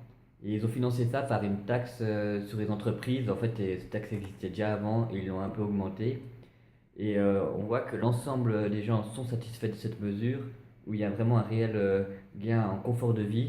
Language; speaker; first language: French; native; French